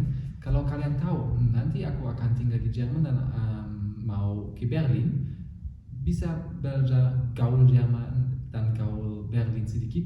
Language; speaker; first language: Indonesian; non-native, fluent; German